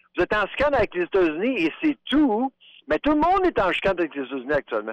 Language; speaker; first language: French; native; French